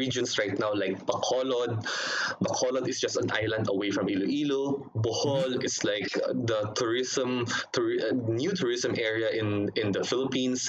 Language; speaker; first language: English; non-native, local second language; Hiligaynon